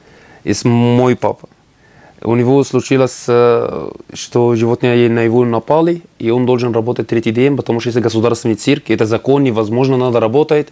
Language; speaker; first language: Russian; non-native, learner; Arabic